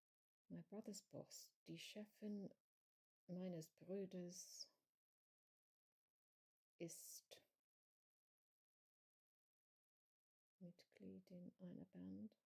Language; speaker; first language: German; non-native, learner; English